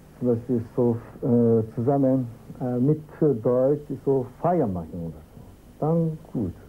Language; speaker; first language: German; non-native, learner; Japanese